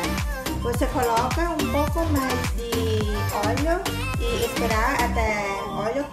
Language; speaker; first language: Portuguese; non-native, learner; Thai